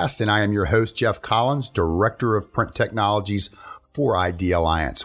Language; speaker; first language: English; native; English